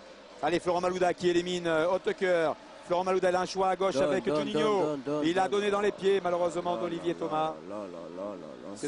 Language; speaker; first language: French; native; French